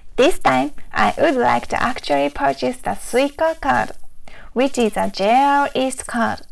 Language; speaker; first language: English; non-native, fluent; Japanese